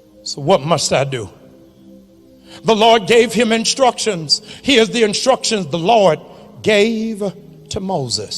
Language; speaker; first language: English; native; English